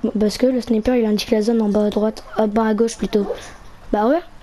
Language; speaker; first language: French; native; French